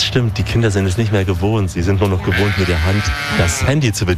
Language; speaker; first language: German; native; German